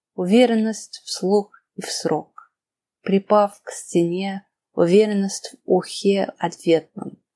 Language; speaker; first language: Russian; non-native, fluent; English